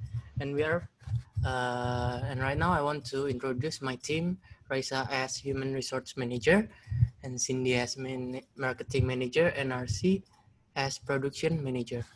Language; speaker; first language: English; non-native, learner; Indonesian